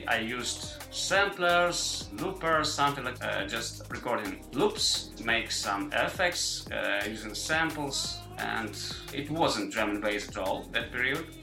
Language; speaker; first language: English; non-native, learner; Ukrainian